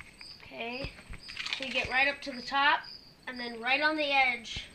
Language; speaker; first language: English; native; English